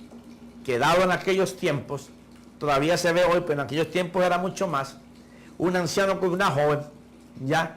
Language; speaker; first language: Spanish; native; Spanish